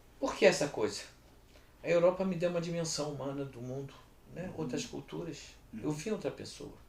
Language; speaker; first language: Portuguese; early bilingual, other home language; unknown